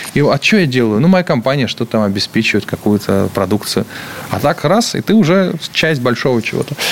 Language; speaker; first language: Russian; native; Russian